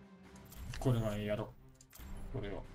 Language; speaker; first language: Japanese; non-native, fluent; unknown